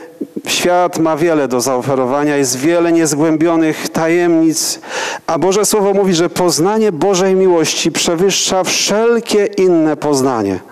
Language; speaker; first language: Polish; native; Polish